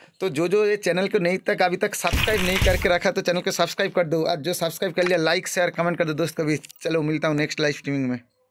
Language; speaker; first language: Hindi; non-native, local second language; Bangla